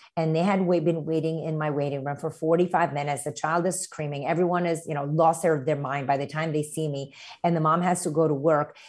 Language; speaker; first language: English; early bilingual, other home language; Romanian